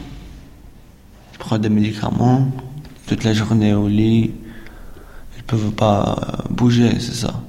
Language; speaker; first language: French; non-native, learner; Albanian